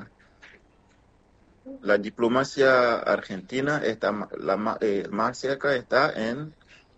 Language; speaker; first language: Spanish; non-native, fluent; Mossi